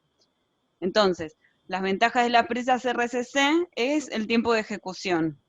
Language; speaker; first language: Spanish; native; Spanish